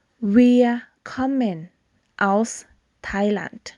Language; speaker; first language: German; non-native, fluent; Thai